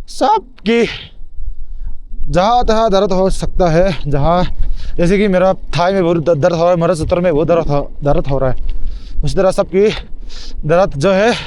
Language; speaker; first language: Hindi; non-native, local second language; Mizo